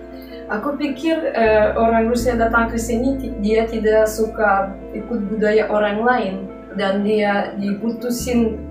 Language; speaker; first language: Indonesian; non-native, learner; Russian